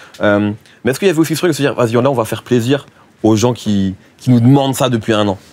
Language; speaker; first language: French; native; French